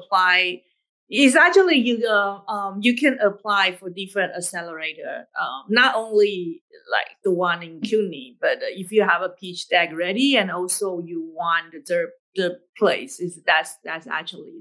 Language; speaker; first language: English; non-native, fluent; Chinese